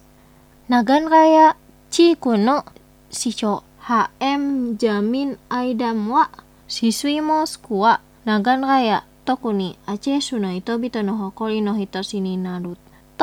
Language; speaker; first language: Japanese; non-native, fluent; Indonesian